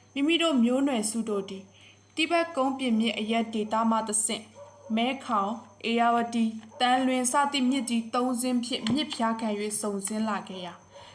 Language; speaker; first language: Burmese; non-native, local second language; Pa'o Karen